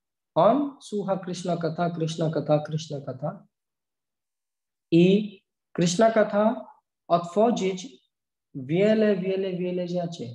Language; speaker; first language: Polish; non-native, learner; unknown